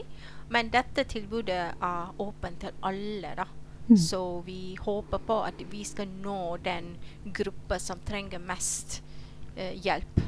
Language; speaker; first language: Norwegian; non-native, fluent; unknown